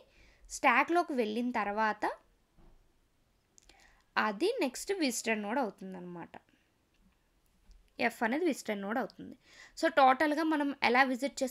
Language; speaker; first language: Telugu; native; Telugu